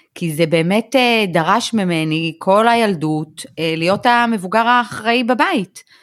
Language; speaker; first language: Hebrew; early bilingual, other home language; Russian